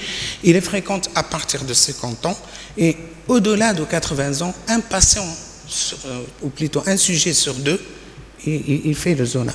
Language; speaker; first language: French; non-native, local second language; Arabic